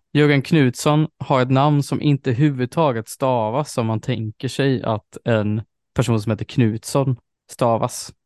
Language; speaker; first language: Swedish; native; Swedish